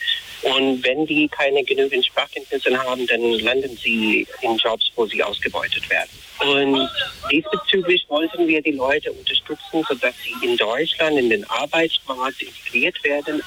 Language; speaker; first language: German; non-native, fluent; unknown